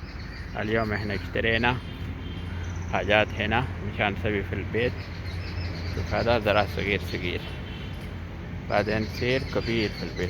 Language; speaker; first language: Arabic; non-native, learner; Urdu